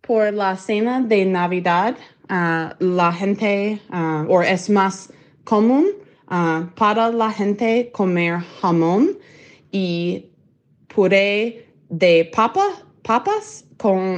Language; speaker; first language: Spanish; non-native, learner; English